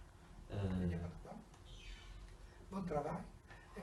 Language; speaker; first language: French; non-native, fluent; Italian